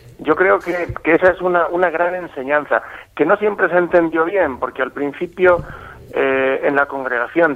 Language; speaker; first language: Spanish; native; Spanish